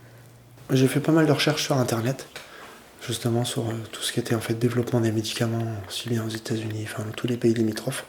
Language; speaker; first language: French; native; French